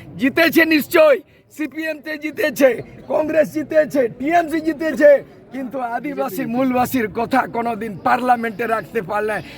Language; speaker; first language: Bangla; non-native, local second language; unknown